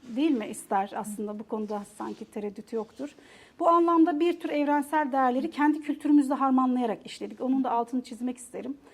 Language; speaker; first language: Turkish; native; Turkish